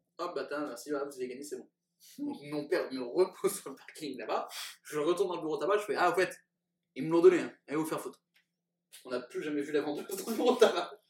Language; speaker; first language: French; native; French